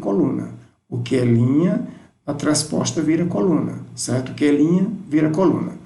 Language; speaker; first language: Portuguese; native; Portuguese